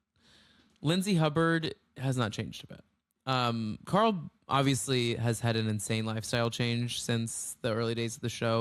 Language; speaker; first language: English; native; English